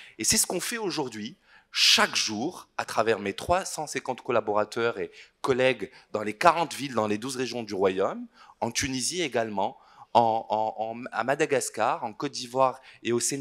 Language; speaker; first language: French; non-native, local second language; Arabic